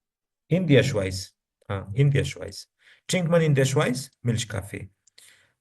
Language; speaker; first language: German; non-native, learner; Urdu